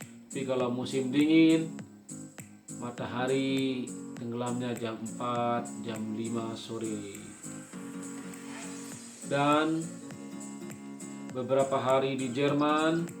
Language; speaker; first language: Indonesian; non-native, local second language; Sasak